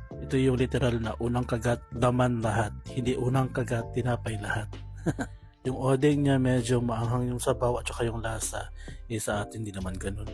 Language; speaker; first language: Filipino; native; Filipino